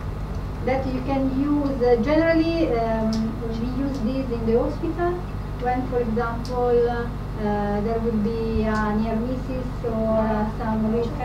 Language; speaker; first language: English; non-native, fluent; Italian